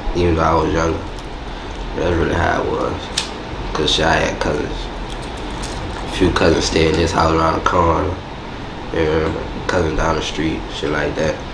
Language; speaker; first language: English; native; English